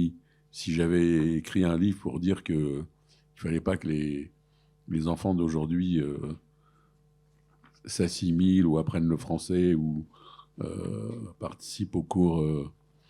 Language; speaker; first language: French; early bilingual, other home language; Arabic